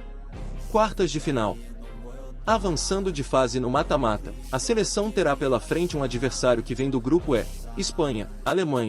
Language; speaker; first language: Portuguese; native; Portuguese